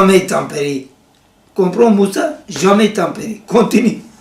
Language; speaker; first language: French; non-native, learner; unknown